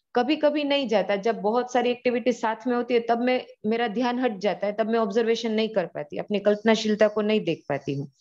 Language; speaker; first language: Hindi; non-native, local second language; Gujarati